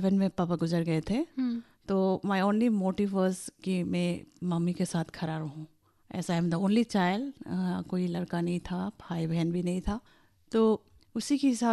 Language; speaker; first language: Hindi; non-native, local second language; Bangla